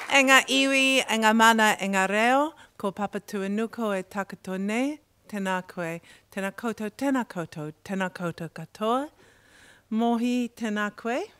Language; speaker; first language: English; native; English